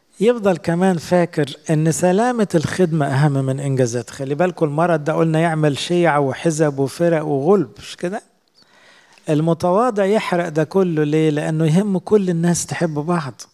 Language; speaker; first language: Arabic; native; Arabic